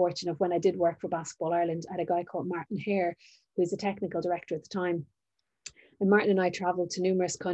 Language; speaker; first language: English; native; English